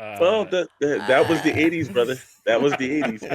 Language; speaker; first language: English; native; English